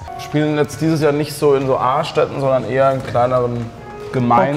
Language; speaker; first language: German; native; German